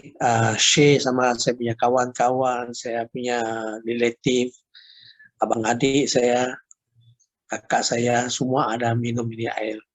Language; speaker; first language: Indonesian; non-native, local second language; Chinese